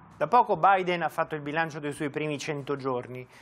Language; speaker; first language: Italian; native; Italian